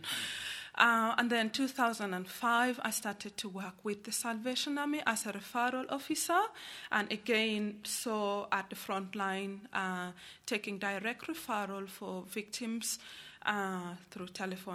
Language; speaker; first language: English; non-native, local second language; Acoli